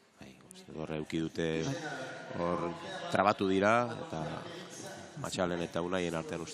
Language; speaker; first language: Basque; native; Basque